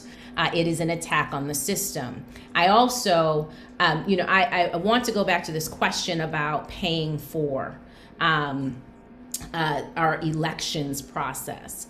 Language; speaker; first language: English; native; English